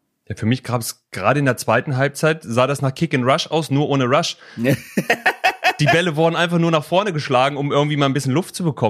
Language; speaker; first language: German; native; German